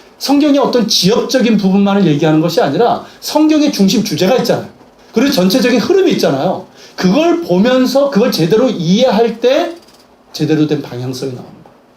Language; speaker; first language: Korean; native; Korean